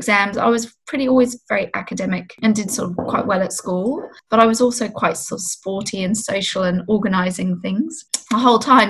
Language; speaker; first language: English; native; English